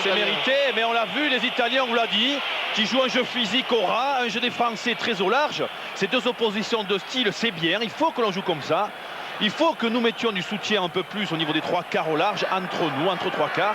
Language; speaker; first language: French; native; French